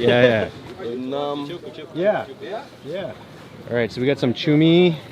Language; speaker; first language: English; native; English